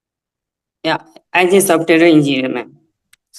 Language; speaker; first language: English; non-native, learner; Hindi